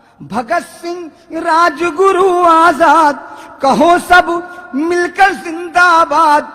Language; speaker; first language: Urdu; native; Urdu